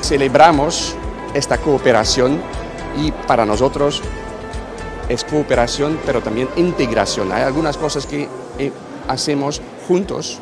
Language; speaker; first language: Spanish; non-native, fluent; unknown